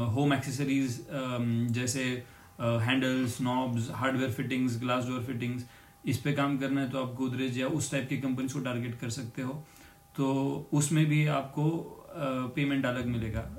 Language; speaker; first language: Hindi; non-native, local second language; Marathi